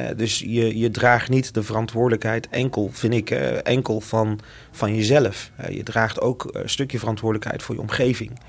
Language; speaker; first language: Dutch; early bilingual, other home language; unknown